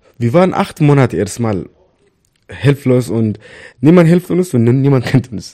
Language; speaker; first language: German; non-native, learner; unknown